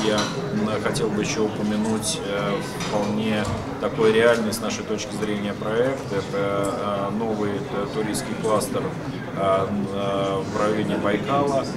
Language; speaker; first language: Russian; native; Russian